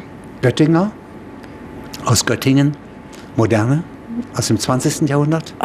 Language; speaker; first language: German; native; German